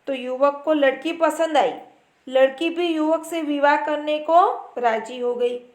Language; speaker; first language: Hindi; non-native, local second language; Gujarati